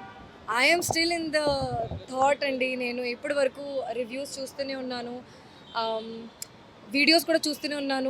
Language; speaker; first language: Telugu; non-native, fluent; Hindi